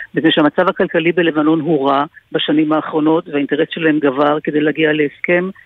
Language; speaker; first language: Hebrew; native; Hebrew